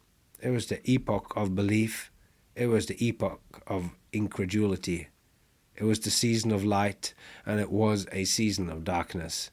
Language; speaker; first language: English; non-native, fluent; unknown